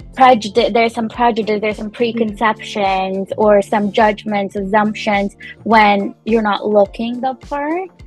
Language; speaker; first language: English; non-native, local second language; Punjabi